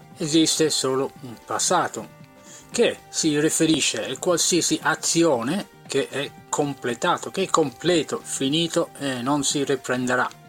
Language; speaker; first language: Italian; non-native, fluent; English